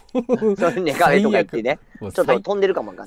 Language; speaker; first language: Japanese; native; Japanese